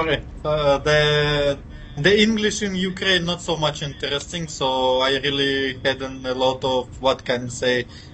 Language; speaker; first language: English; non-native, fluent; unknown